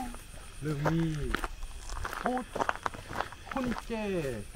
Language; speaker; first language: Thai; non-native, learner; Korean